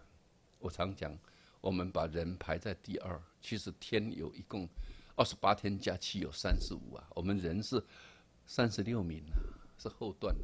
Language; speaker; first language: Chinese; native; Chinese